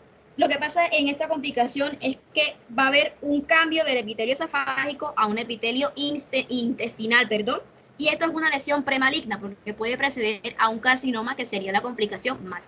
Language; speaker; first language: Spanish; native; Spanish